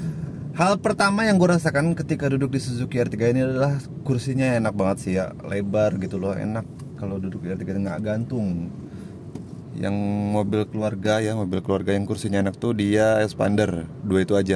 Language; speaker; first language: Indonesian; native; Indonesian